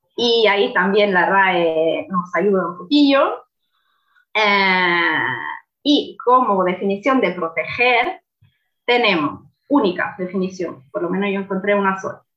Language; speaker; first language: Spanish; non-native, fluent; Italian